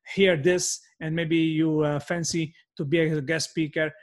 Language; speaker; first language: English; non-native, fluent; Maltese